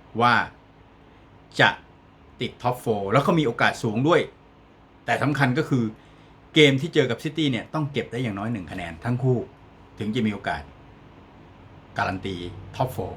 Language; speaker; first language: Thai; native; Thai